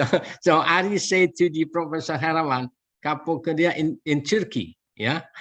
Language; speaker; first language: English; non-native, learner; Indonesian